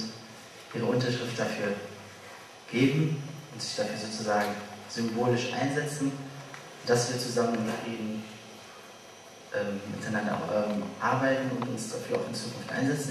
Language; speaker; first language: German; native; German